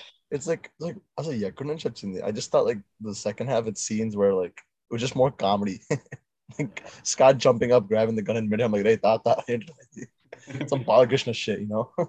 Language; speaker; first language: English; early bilingual, other home language; Telugu